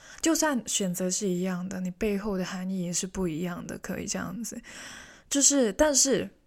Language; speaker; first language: Chinese; non-native, local second language; Cantonese